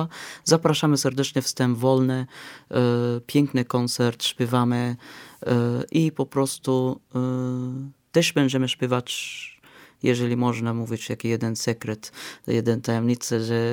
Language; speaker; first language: Polish; non-native, fluent; Arabic